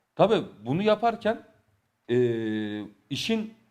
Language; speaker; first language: Turkish; native; Turkish